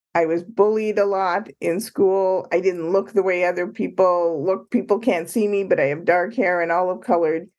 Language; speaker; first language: English; native; English